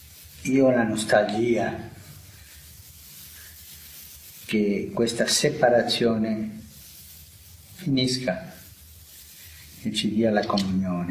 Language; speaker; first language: Italian; non-native, fluent; Spanish